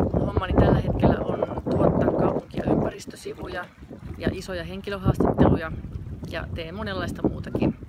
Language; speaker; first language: Finnish; native; Finnish